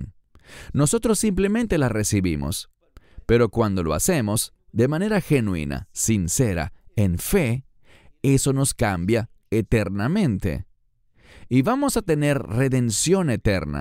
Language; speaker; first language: Spanish; native; Spanish